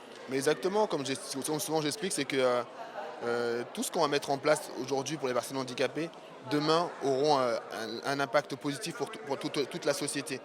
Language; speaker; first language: French; native; French